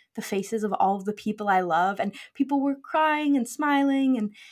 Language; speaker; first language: English; native; English